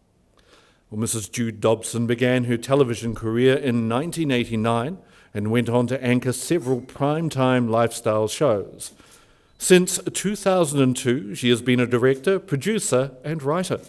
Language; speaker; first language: English; native; English